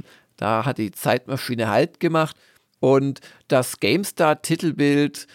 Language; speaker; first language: German; native; German